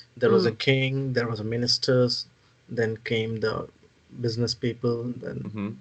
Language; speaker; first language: English; non-native, local second language; Odia